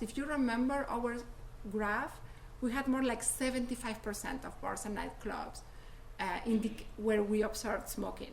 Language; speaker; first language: English; non-native, fluent; Spanish